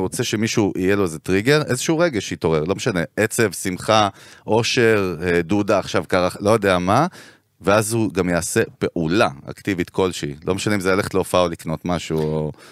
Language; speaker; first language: Hebrew; native; Hebrew